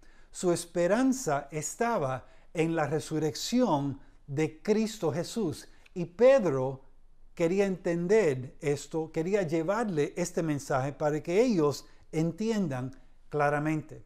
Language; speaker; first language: Spanish; early bilingual, heritage; Spanish